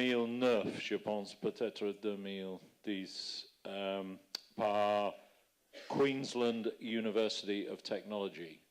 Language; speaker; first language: French; non-native, fluent; English